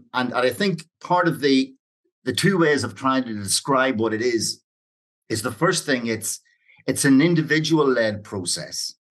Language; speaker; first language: English; native; English